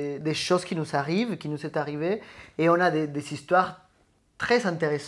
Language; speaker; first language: French; native; French